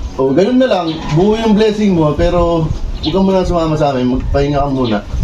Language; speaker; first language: Filipino; native; Filipino